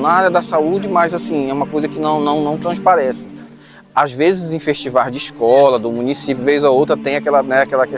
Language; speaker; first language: Portuguese; native; Portuguese